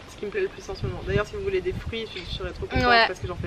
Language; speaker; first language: French; native; French